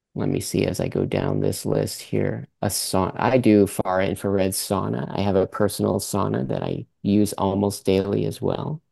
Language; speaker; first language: English; early bilingual, other home language; French